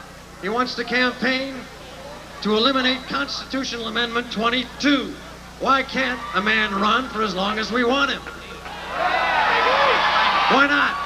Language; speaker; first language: English; native; English